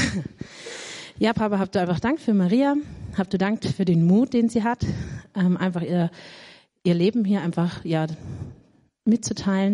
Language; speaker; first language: German; native; German